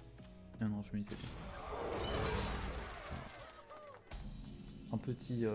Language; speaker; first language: French; native; French